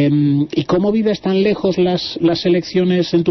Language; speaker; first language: Spanish; native; Spanish